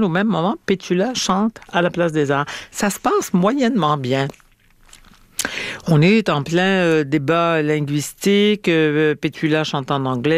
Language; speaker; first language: French; native; French